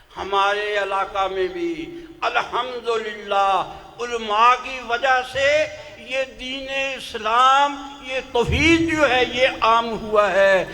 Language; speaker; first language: Urdu; non-native, local second language; Punjabi